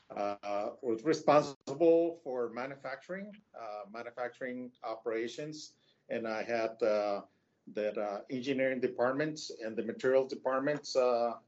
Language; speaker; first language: English; non-native, fluent; Spanish